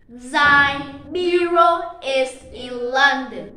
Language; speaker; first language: German; non-native, learner; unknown